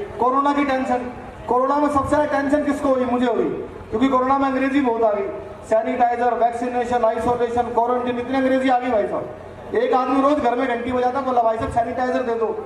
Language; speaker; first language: Hindi; native; Hindi